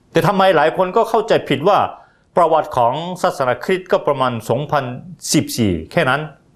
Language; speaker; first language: Thai; non-native, fluent; Korean